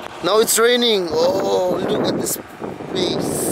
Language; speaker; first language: English; non-native, local second language; Filipino